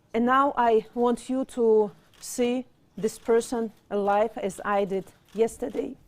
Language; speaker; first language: English; non-native, fluent; Russian